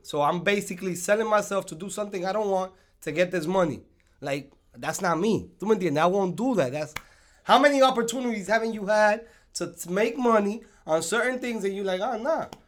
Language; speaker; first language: English; early bilingual, other home language; Spanish